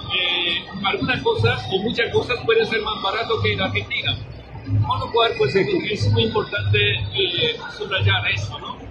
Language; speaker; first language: Spanish; non-native, fluent; Japanese